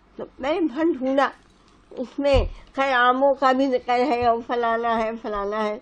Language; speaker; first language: Urdu; native; Urdu